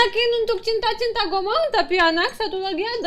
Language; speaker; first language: Indonesian; non-native, learner; Russian